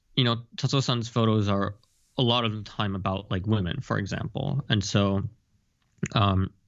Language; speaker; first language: English; early bilingual, heritage; Japanese